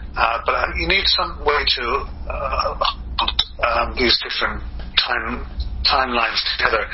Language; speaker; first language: English; native; English